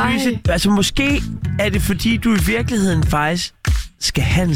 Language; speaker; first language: Danish; native; Danish